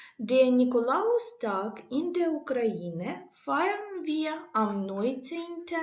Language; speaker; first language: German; non-native, fluent; Ukrainian